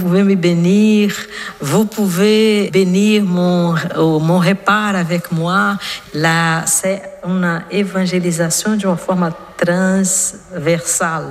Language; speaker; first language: French; non-native, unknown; Portuguese